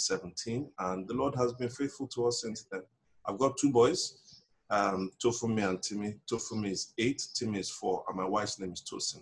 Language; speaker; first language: English; non-native, local second language; Yoruba